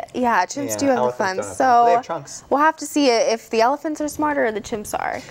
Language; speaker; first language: English; native; English